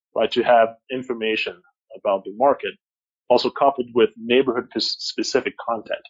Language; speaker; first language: English; non-native, fluent; French